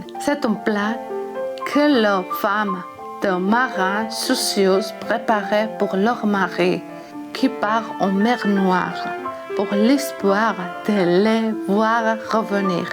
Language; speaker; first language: French; non-native, learner; Georgian